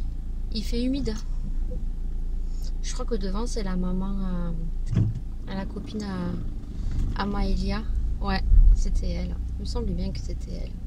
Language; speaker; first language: French; native; French